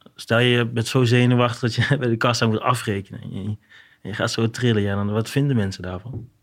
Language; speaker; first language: Dutch; native; Dutch